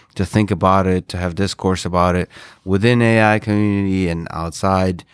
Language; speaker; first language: English; non-native, fluent; Russian